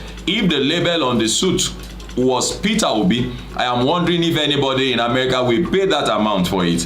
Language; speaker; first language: English; non-native, local second language; Yoruba